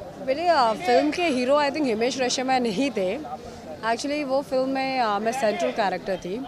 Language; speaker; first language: Hindi; non-native, local second language; Marathi